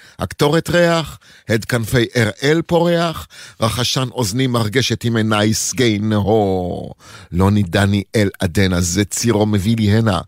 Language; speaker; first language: Hebrew; native; Hebrew